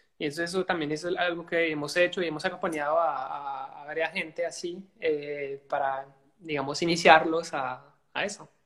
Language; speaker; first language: Spanish; non-native, fluent; French